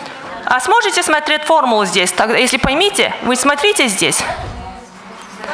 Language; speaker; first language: Russian; non-native, fluent; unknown